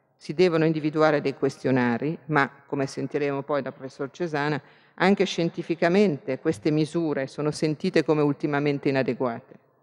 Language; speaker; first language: Italian; native; Italian